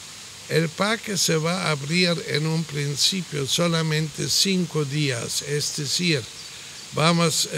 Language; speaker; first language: Spanish; non-native, fluent; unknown